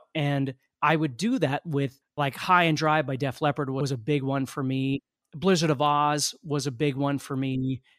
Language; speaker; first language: English; native; English